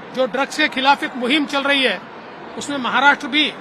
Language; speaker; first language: Hindi; non-native, local second language; Marathi